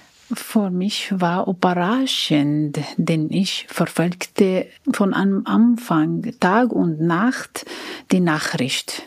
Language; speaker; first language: German; non-native, learner; Arabic